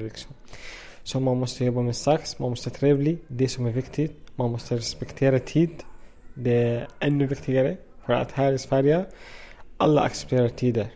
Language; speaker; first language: Swedish; non-native, fluent; Arabic